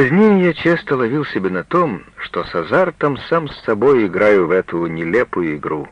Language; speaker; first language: Russian; native; Russian